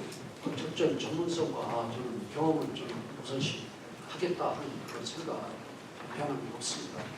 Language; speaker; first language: Korean; native; Korean